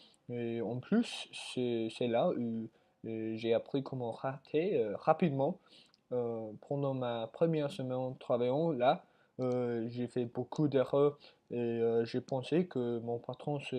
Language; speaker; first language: French; non-native, learner; English